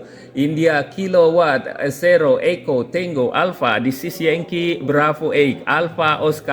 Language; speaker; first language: English; non-native, local second language; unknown